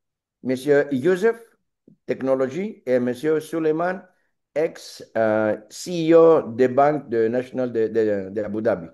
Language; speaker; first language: French; non-native, learner; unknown